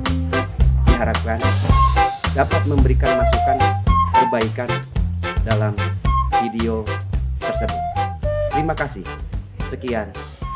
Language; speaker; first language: Indonesian; native; Indonesian